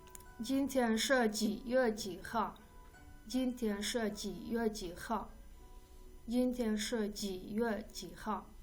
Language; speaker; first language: Chinese; non-native, fluent; Kyrgyz